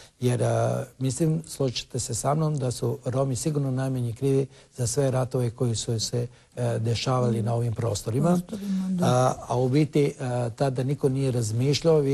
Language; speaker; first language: Croatian; non-native, local second language; Romany